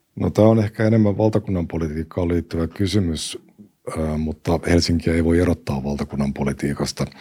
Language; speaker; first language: Finnish; native; Finnish